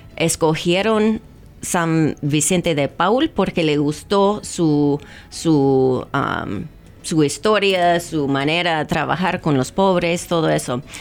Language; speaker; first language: Spanish; non-native, fluent; English